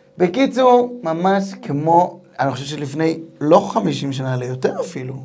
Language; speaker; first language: Hebrew; native; Hebrew